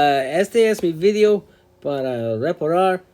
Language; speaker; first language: Spanish; non-native, learner; English